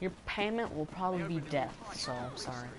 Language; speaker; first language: English; native; English